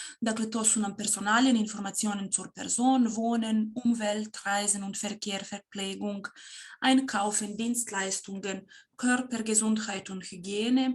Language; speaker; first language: German; non-native, fluent; Serbian